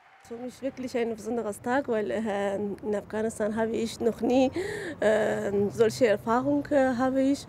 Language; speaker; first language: German; non-native, learner; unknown